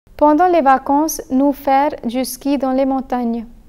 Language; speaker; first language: French; non-native, fluent; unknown